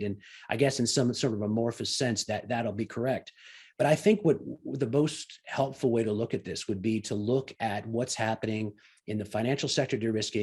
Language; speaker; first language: English; native; English